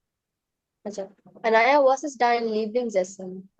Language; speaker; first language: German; non-native, learner; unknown